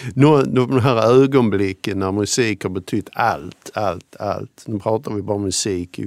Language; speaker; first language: Swedish; native; Swedish